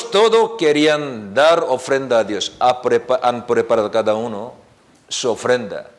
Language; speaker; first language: Spanish; non-native, learner; Korean